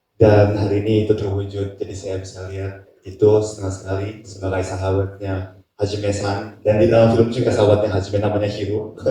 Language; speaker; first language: Indonesian; non-native, fluent; Japanese